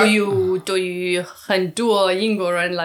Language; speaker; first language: Chinese; non-native, learner; English